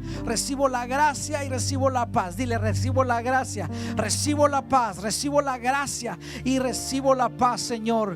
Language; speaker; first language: Spanish; native; Spanish